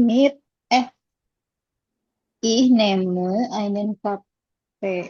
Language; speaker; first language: German; non-native, learner; Indonesian